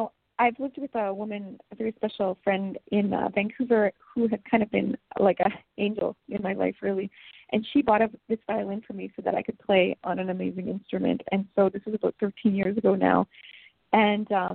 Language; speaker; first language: English; native; English